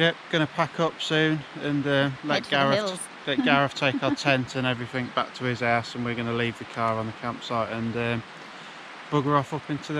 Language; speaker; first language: English; native; English